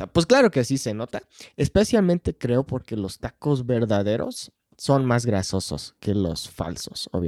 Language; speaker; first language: Spanish; non-native, fluent; English